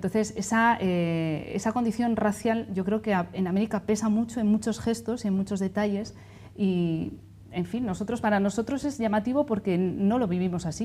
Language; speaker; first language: Spanish; native; Spanish